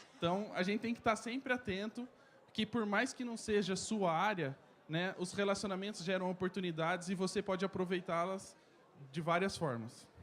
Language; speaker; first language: Portuguese; native; Portuguese